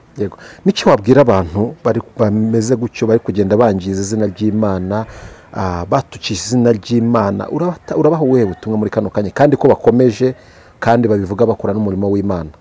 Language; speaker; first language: Kinyarwanda; native; Kinyarwanda